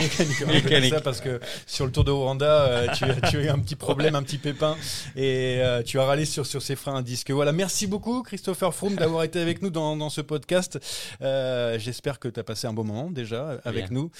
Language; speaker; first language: French; native; French